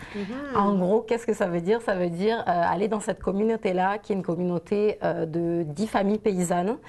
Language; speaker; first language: French; native; French